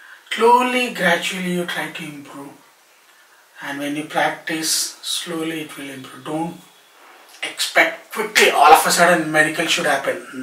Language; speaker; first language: English; non-native, local second language; Telugu